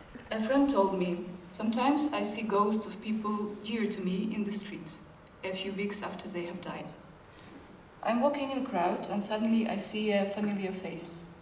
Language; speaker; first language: English; non-native, fluent; Ukrainian